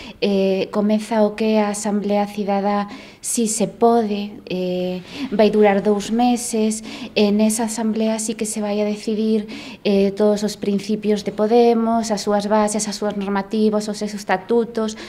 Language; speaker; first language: Galician; native; Galician